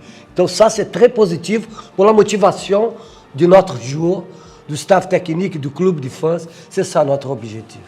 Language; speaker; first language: French; non-native, fluent; Portuguese